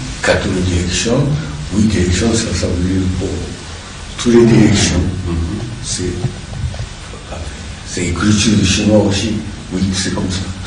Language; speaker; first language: French; non-native, learner; Japanese